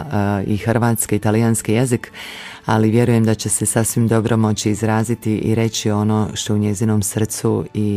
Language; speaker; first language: Croatian; native; Croatian